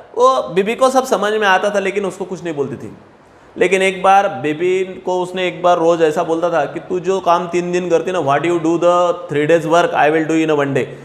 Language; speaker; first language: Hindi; non-native, local second language; Marathi